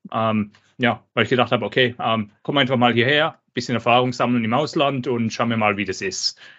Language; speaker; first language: German; native; German